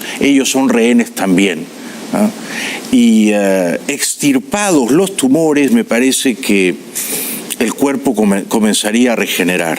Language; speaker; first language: Spanish; native; Spanish